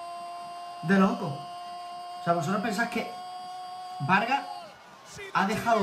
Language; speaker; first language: Spanish; native; Spanish